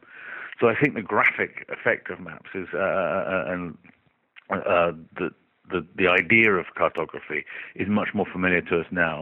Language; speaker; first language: English; native; English